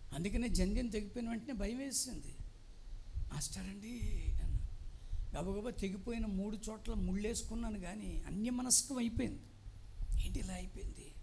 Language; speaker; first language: Telugu; non-native, local second language; Tamil